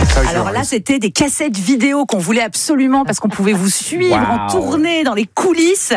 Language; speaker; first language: French; native; French